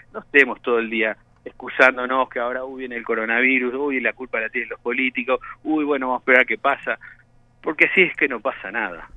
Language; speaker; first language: Spanish; native; Spanish